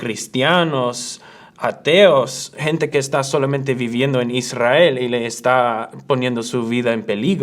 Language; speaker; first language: Spanish; early bilingual, other home language; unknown